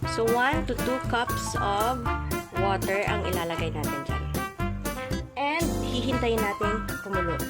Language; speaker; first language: Filipino; native; Filipino